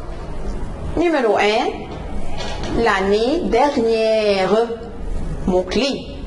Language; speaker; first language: French; non-native, fluent; Arabic